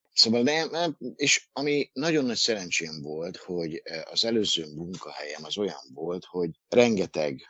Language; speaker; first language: Hungarian; native; Hungarian